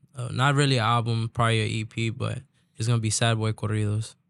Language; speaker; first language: English; native; English